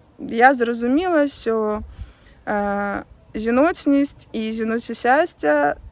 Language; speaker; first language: Ukrainian; native; Ukrainian